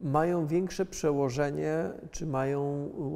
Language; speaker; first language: Polish; native; Polish